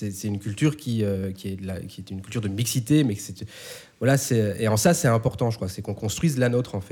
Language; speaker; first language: French; native; French